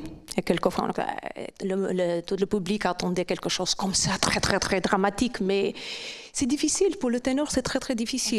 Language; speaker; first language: French; non-native, fluent; Albanian